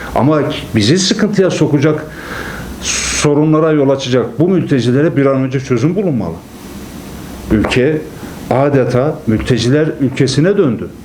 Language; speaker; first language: Turkish; native; Turkish